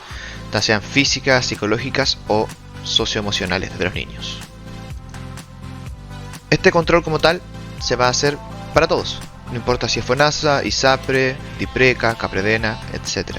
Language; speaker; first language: Spanish; native; Spanish